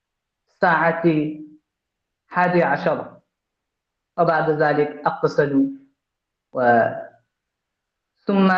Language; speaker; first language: Arabic; non-native, learner; Bangla